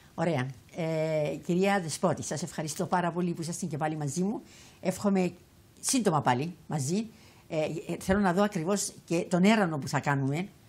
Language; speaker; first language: Greek; native; Greek